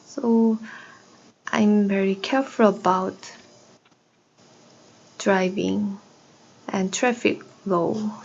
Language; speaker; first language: English; non-native, learner; Korean